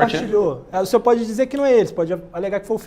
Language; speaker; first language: Portuguese; native; Portuguese